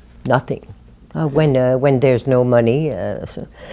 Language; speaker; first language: English; non-native, fluent; French